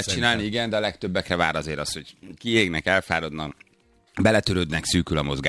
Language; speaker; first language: Hungarian; native; Hungarian